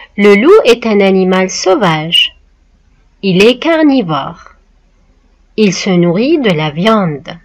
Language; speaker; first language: French; non-native, local second language; Arabic